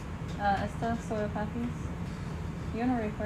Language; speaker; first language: Spanish; non-native, fluent; English